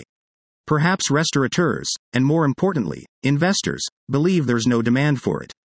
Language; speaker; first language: English; early bilingual, other home language; Persian